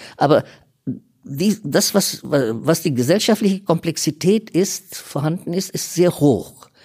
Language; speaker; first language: German; non-native, fluent; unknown